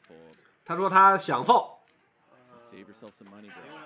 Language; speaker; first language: Chinese; native; Chinese